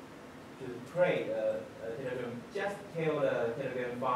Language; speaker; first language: English; non-native, fluent; Chinese